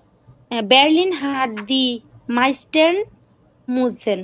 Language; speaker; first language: German; non-native, learner; Bangla